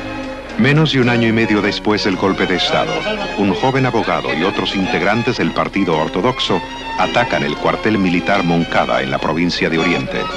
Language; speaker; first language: Spanish; native; Spanish